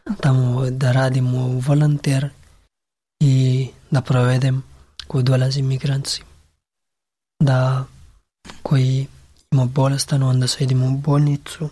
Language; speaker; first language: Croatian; non-native, learner; Pashto